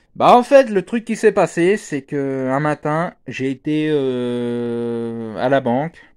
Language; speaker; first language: French; native; French